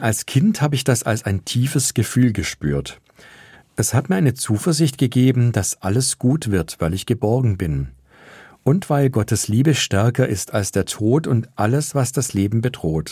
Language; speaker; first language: German; native; German